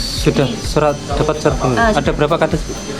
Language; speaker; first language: Indonesian; native; Indonesian